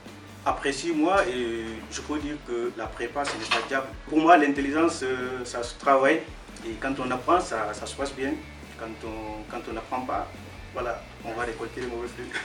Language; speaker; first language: French; non-native, local second language; Wolof